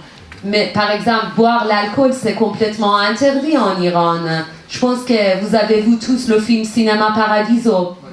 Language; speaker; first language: French; non-native, learner; Persian